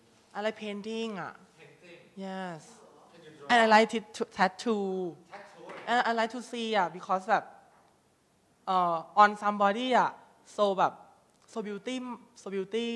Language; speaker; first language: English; non-native, learner; Thai